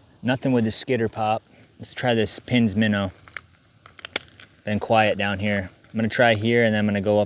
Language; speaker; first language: English; native; English